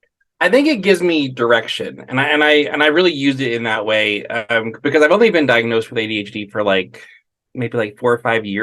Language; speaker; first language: English; native; English